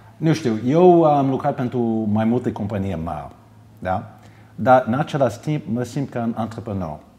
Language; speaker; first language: Romanian; early bilingual, heritage; Romanian